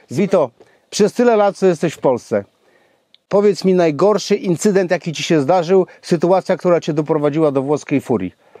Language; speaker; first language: Polish; native; Polish